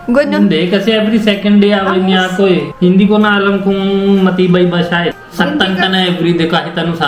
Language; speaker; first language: Filipino; non-native, learner; Punjabi